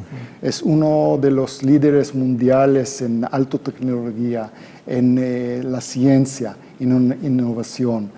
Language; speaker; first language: Spanish; non-native, fluent; Hebrew